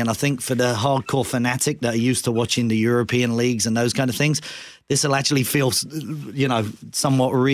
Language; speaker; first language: English; native; English